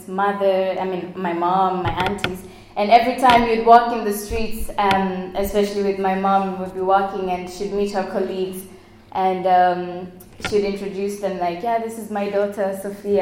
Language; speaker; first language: English; non-native, local second language; Swahili